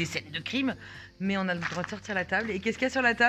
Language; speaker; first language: French; native; French